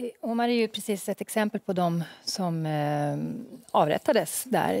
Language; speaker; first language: Swedish; native; Swedish